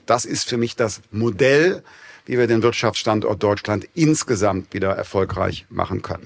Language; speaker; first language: German; native; German